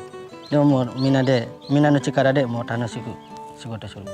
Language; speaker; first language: Japanese; non-native, learner; Indonesian